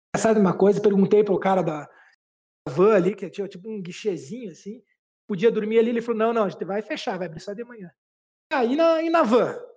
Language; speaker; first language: Portuguese; native; Portuguese